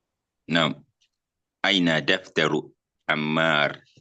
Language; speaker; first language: Arabic; non-native, learner; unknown